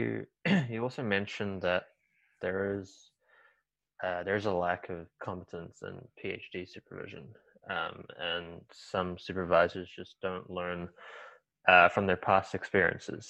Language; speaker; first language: English; native; English